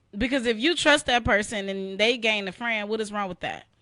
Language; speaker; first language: English; native; English